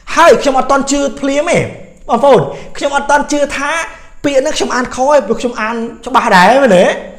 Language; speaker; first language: Khmer; native; Khmer